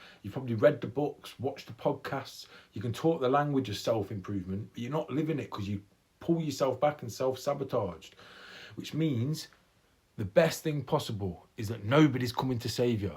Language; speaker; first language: English; native; English